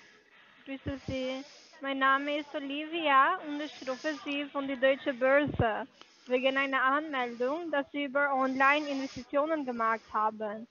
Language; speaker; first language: German; non-native, learner; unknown